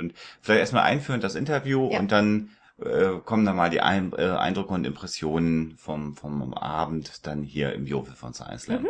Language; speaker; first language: German; native; German